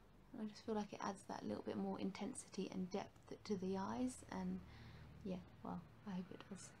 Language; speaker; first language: English; native; English